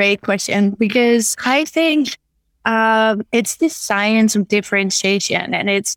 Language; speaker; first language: English; non-native, fluent; Dutch